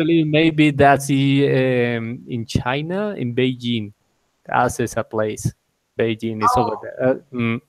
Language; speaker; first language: English; non-native, learner; Spanish